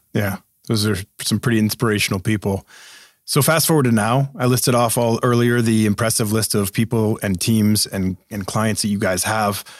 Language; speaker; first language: English; native; English